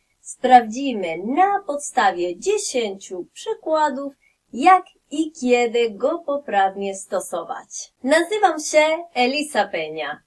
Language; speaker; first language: Polish; non-native, fluent; Spanish